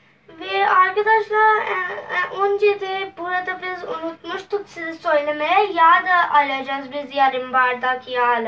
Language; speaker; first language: Turkish; non-native, learner; Urdu